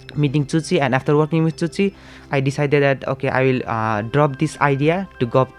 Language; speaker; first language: English; non-native, local second language; Nepali